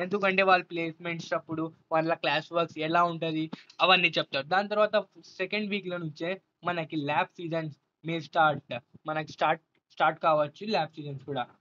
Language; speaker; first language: Telugu; non-native, local second language; Urdu